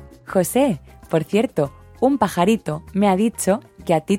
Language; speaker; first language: Spanish; native; Spanish